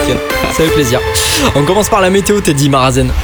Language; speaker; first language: French; native; French